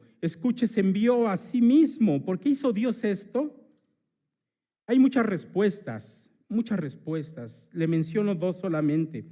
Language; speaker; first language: Spanish; native; Spanish